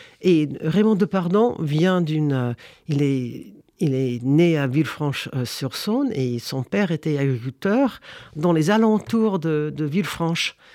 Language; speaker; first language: French; non-native, fluent; English